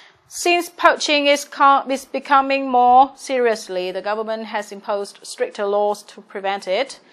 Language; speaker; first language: English; non-native, fluent; Vietnamese